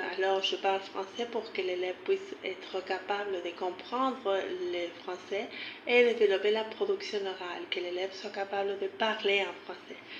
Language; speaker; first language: French; non-native, fluent; Spanish